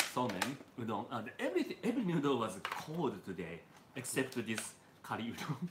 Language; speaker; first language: English; non-native, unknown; Japanese